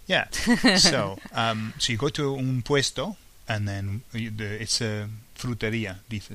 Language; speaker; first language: Spanish; non-native, learner; English